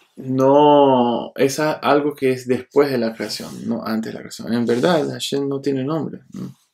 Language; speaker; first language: Spanish; early bilingual, heritage; Spanish